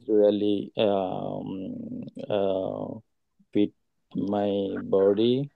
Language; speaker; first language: English; non-native, learner; Bangla